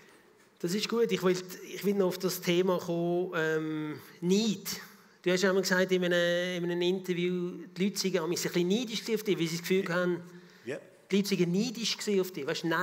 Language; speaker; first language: German; native; German